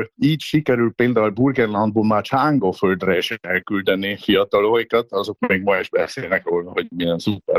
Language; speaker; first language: Hungarian; native; Hungarian